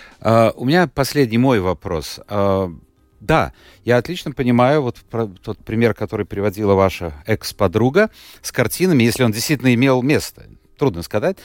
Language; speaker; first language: Russian; native; Russian